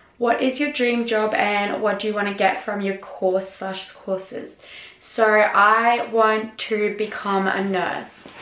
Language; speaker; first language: English; native; English